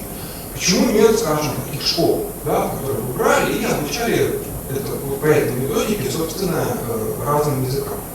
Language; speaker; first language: Russian; native; Russian